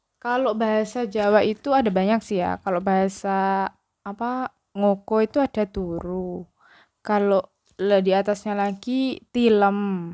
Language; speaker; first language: Indonesian; non-native, local second language; Javanese